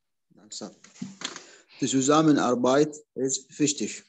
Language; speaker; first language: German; non-native, learner; Arabic